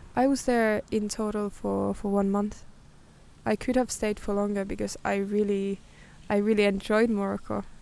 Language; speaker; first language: English; non-native, fluent; Finnish